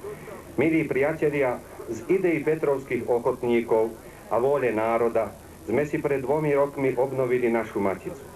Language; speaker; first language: Slovak; native; Slovak